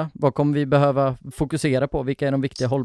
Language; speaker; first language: Swedish; native; Swedish